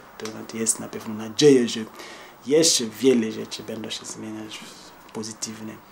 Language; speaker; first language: Polish; non-native, fluent; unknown